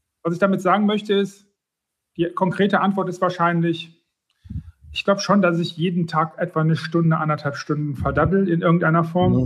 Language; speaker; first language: German; native; German